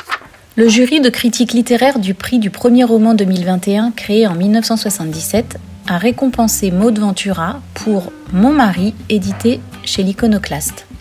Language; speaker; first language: French; native; French